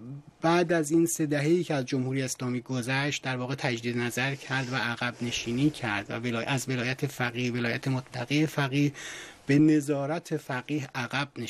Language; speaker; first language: Persian; native; Persian